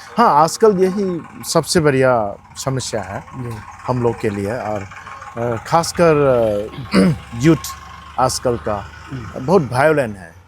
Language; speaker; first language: Hindi; non-native, local second language; Manipuri